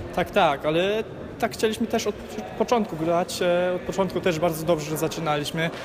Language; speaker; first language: Polish; early bilingual, heritage; German